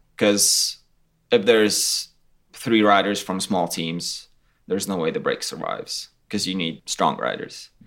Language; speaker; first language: English; non-native, fluent; Latvian